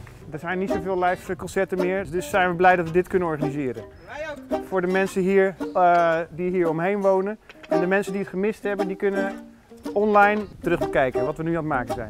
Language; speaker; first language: Dutch; native; Dutch